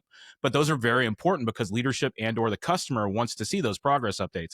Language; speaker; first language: English; native; English